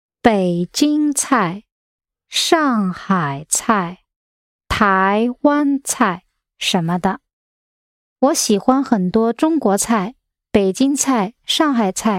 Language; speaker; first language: Chinese; non-native, learner; English